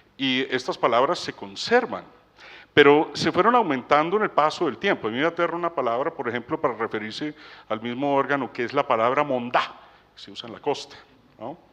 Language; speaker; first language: Spanish; native; Spanish